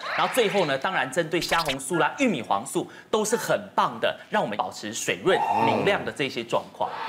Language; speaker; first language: Chinese; native; Chinese